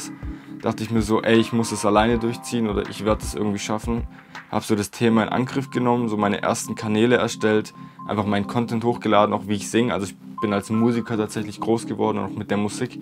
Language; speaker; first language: German; native; German